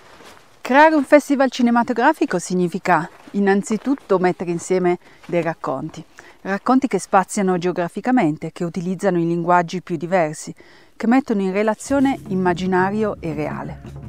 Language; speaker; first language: Italian; native; Italian